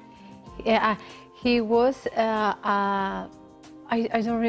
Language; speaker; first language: English; non-native, learner; Spanish